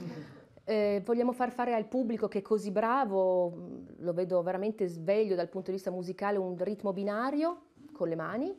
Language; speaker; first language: Italian; native; Italian